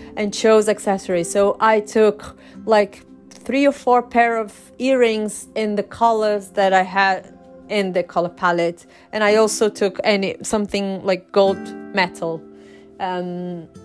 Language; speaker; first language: English; non-native, fluent; Portuguese